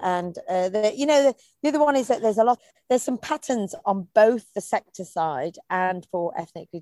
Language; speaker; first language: English; native; English